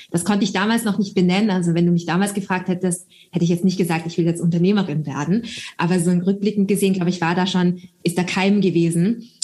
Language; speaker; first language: German; early bilingual, other home language; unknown